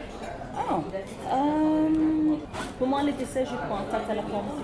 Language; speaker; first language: French; non-native, learner; English